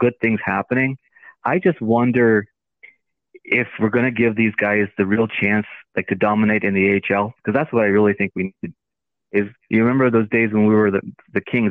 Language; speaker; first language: English; native; English